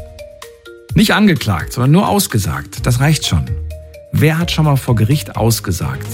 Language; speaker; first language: German; native; German